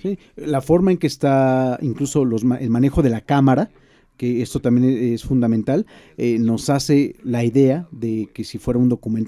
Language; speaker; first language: Spanish; native; Spanish